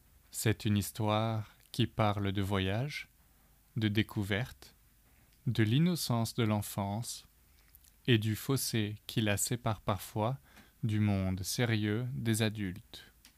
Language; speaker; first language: French; native; French